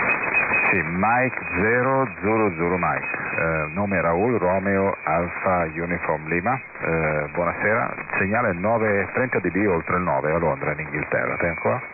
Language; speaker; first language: Italian; native; Italian